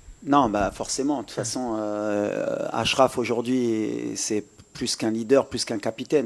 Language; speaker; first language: French; native; French